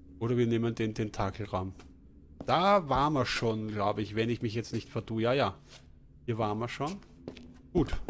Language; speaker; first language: German; native; German